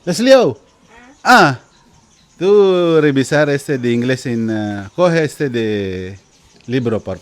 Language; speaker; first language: Spanish; non-native, learner; Filipino